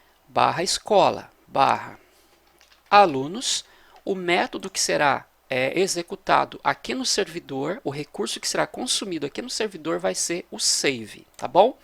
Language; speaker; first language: Portuguese; native; Portuguese